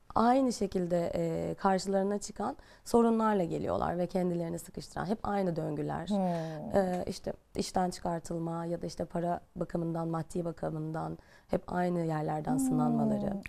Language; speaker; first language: Turkish; native; Turkish